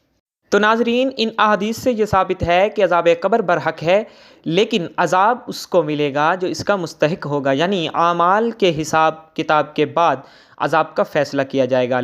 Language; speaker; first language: Urdu; native; Urdu